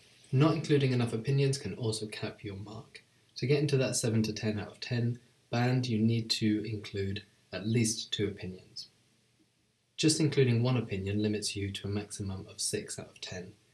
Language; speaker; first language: English; native; English